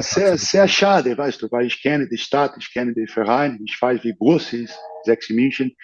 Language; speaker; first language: German; non-native, learner; Portuguese